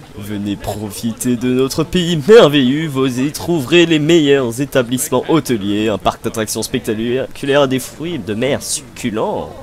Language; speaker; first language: French; native; French